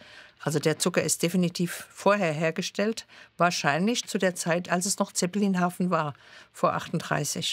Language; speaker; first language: German; native; German